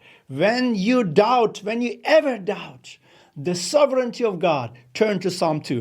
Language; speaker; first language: English; non-native, fluent; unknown